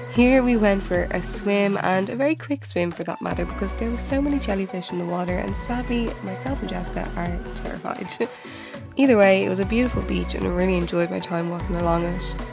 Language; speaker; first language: English; native; English